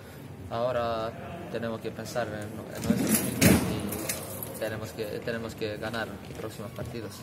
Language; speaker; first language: Spanish; non-native, fluent; Serbian